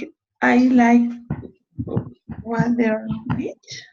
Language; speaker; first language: English; non-native, learner; Spanish